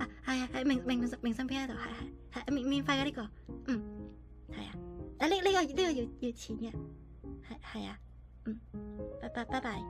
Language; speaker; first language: Cantonese; native; Cantonese